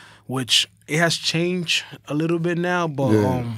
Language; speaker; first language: English; early bilingual, other home language; Spanish